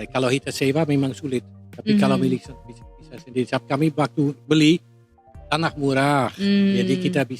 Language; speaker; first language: Indonesian; non-native, fluent; Dutch